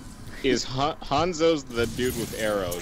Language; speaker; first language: English; native; English